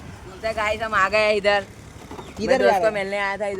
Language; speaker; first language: Hindi; non-native, local second language; Gujarati